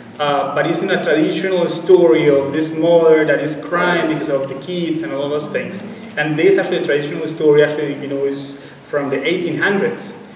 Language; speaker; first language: English; non-native, fluent; Spanish